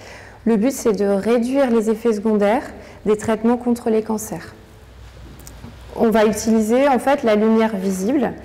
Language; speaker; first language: French; native; French